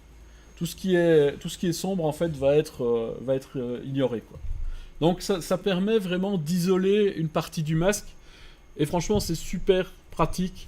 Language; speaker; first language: French; native; French